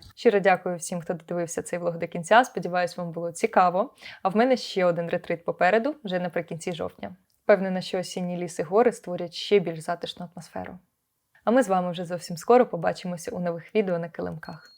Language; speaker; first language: Ukrainian; native; Ukrainian